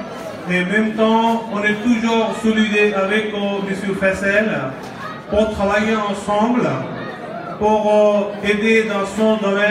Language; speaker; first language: French; non-native, learner; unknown